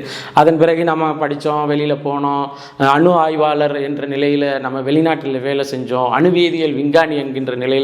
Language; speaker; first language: Tamil; native; Tamil